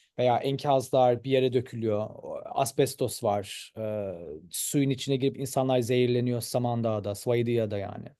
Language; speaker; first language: Turkish; early bilingual, heritage; Turkish